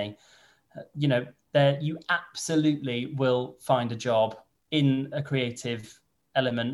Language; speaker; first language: English; native; English